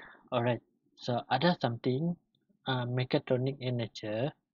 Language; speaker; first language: English; non-native, local second language; Malay